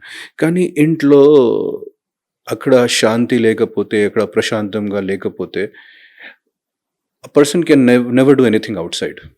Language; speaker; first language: Telugu; non-native, fluent; Hindi